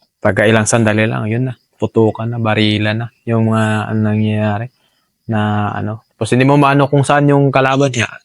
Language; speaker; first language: Filipino; non-native, local second language; Cebuano